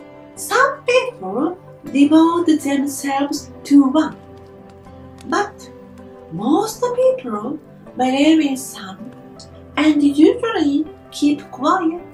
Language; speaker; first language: English; non-native, learner; Japanese